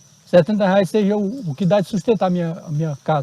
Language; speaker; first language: Portuguese; native; Portuguese